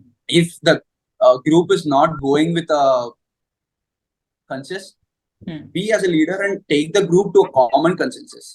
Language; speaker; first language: English; non-native, local second language; Hindi